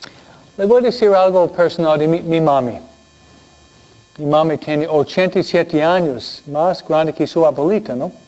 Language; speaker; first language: Spanish; non-native, fluent; English